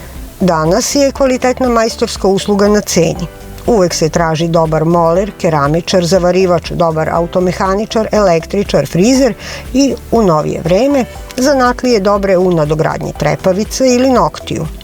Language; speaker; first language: Serbian; native; Serbian